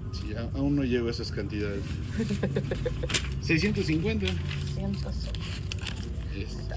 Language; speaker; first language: Spanish; native; Spanish